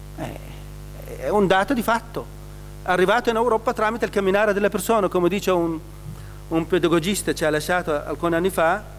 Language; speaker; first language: Italian; non-native, fluent; Arabic